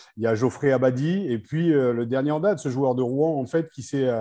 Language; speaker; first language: French; native; French